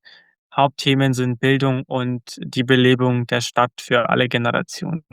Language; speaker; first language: German; early bilingual, other home language; Croatian